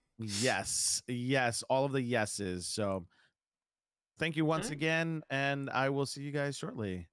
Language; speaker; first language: English; native; English